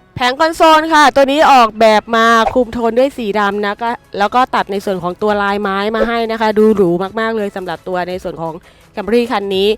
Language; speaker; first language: Thai; native; Thai